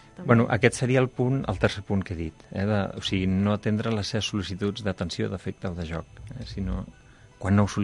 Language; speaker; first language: Catalan; native; Catalan